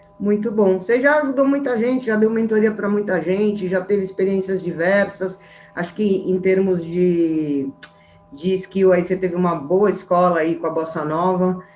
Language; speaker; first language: Portuguese; native; Portuguese